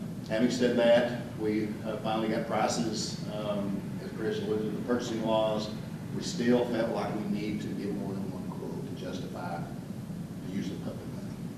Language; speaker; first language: English; native; English